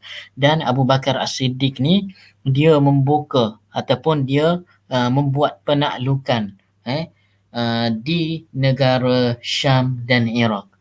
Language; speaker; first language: Malay; native; Malay